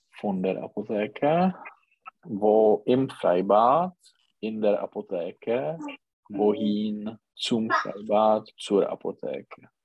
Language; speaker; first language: German; non-native, learner; Czech